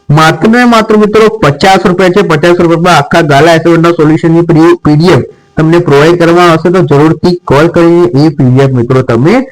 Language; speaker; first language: Gujarati; non-native, local second language; Marathi